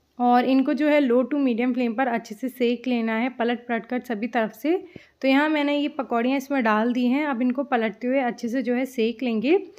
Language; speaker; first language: Hindi; native; Hindi